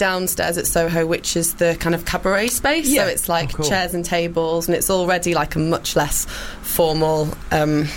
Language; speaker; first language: English; native; English